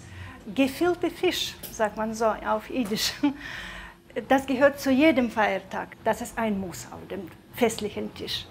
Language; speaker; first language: German; non-native, fluent; Russian